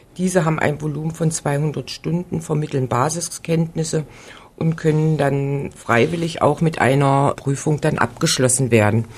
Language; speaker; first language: German; native; German